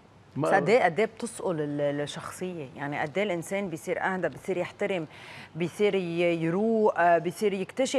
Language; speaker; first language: Arabic; native; Arabic